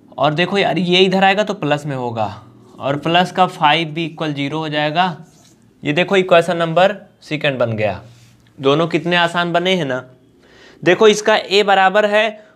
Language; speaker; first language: Hindi; native; Hindi